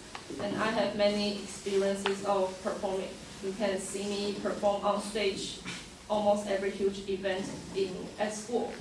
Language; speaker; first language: English; non-native, fluent; Chinese